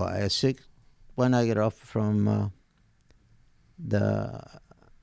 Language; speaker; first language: English; non-native, fluent; Italian